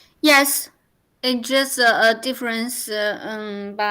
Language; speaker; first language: English; non-native, learner; Chinese